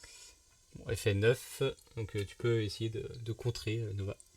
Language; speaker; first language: French; native; French